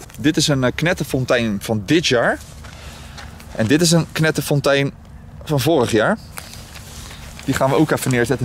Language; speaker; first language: Dutch; native; Dutch